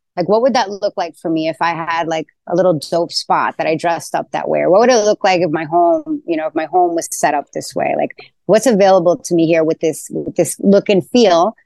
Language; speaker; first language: English; native; English